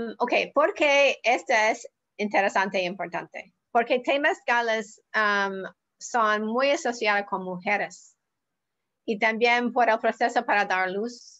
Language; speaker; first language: Spanish; non-native, learner; English